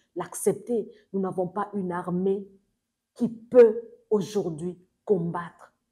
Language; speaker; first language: French; non-native, local second language; Swahili